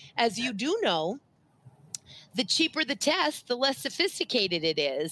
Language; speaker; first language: English; native; English